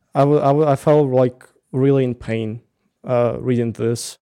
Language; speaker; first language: English; non-native, fluent; Russian